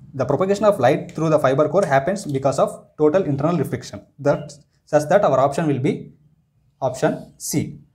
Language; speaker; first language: English; non-native, local second language; Telugu